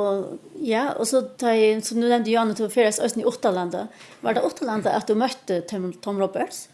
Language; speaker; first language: Danish; non-native, local second language; Faroese